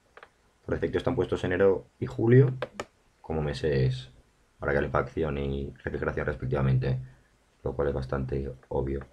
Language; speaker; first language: Spanish; native; Spanish